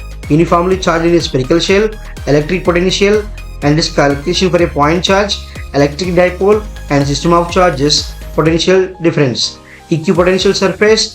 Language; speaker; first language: English; non-native, local second language; Telugu